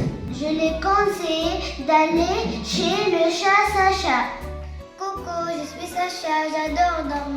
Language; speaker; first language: French; non-native, learner; Arabic